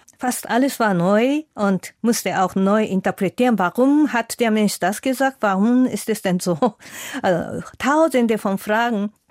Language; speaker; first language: German; non-native, fluent; Japanese